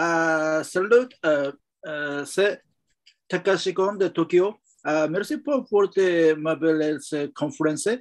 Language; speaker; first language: French; non-native, learner; Japanese